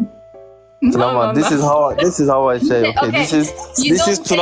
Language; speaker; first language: English; non-native, fluent; Turkish